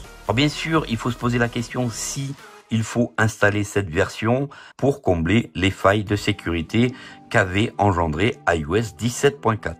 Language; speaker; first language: French; native; French